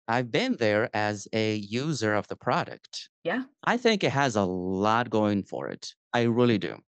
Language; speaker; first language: English; non-native, fluent; Spanish